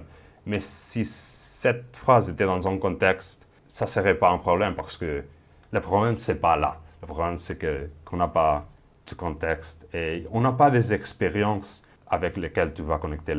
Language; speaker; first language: French; non-native, fluent; Spanish